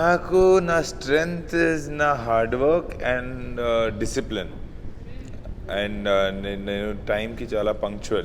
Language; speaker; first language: Telugu; non-native, learner; Hindi